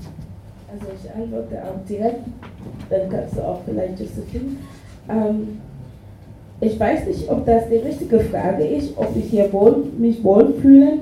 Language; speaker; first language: German; non-native, fluent; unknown